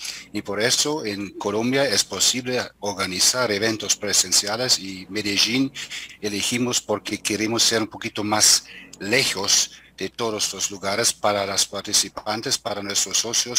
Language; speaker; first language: Spanish; non-native, fluent; German